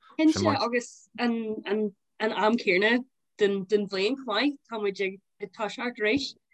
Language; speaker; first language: Irish; non-native, local second language; English